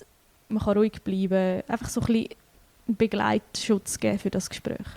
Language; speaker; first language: German; native; German